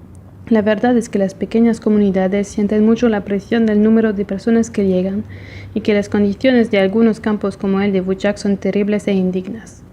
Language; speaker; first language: Spanish; non-native, fluent; Portuguese